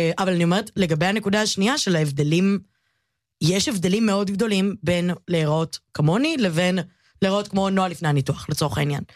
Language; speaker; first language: Hebrew; early bilingual, other home language; Amharic